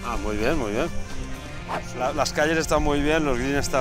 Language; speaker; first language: Spanish; native; Spanish